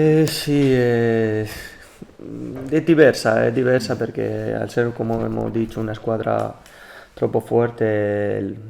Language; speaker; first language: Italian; non-native, learner; Spanish